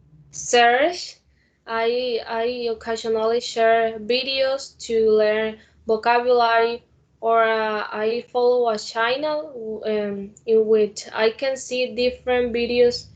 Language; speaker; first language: English; non-native, learner; Spanish